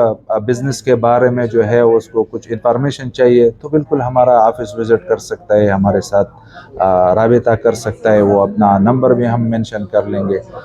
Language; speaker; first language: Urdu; non-native, local second language; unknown